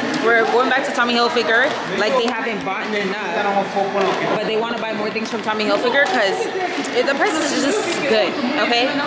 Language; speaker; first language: English; early bilingual, other home language; French